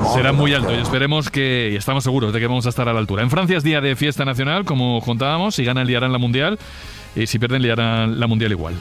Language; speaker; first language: Spanish; native; Spanish